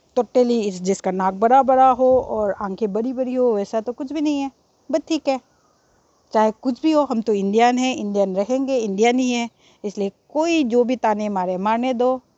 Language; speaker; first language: Hindi; non-native, local second language; Manipuri